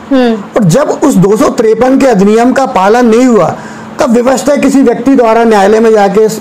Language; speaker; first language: Hindi; native; Hindi